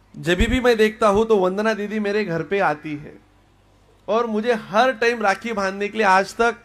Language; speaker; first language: Hindi; non-native, local second language; Marathi